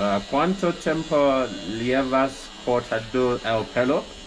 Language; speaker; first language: Spanish; non-native, learner; English